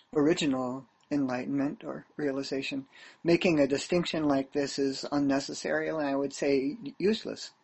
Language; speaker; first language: English; native; English